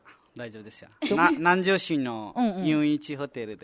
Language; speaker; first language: Japanese; non-native, fluent; Nepali